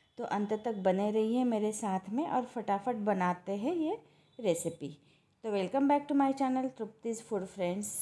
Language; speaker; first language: Hindi; non-native, local second language; Marathi